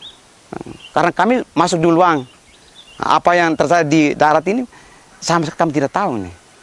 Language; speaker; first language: Indonesian; non-native, local second language; Tetum